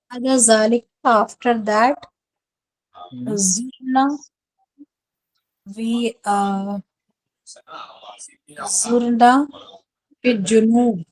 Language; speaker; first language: Arabic; non-native, learner; Urdu